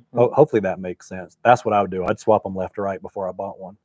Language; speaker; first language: English; native; English